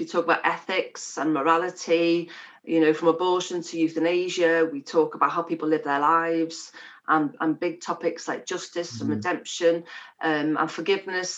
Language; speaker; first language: English; native; English